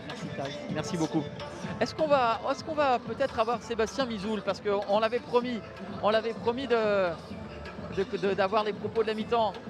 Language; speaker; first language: French; native; French